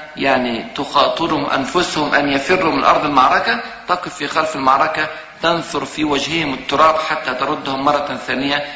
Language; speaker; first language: Arabic; native; Arabic